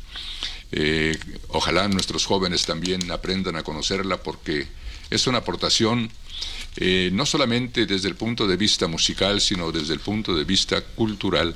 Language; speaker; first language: Spanish; native; Spanish